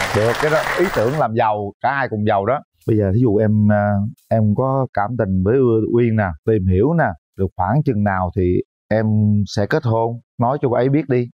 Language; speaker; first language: Vietnamese; native; Vietnamese